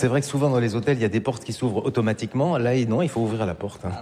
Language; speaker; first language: French; native; French